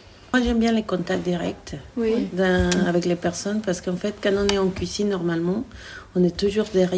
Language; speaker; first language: French; non-native, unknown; Spanish